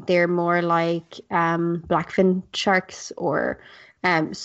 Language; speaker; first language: English; native; English